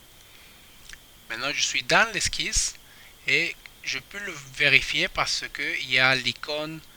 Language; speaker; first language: French; non-native, fluent; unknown